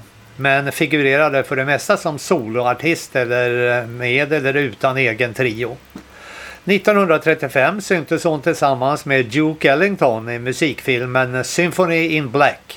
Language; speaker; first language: Swedish; native; Swedish